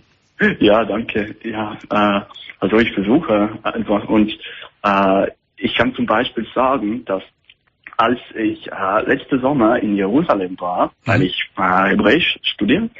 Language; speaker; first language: German; non-native, fluent; English